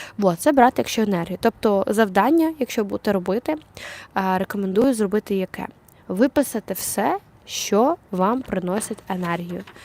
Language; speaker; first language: Ukrainian; non-native, local second language; Russian